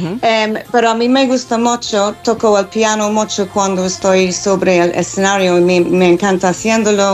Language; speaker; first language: Spanish; non-native, fluent; English